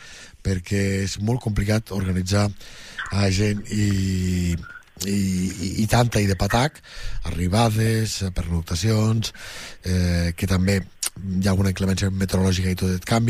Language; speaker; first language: Catalan; native; Catalan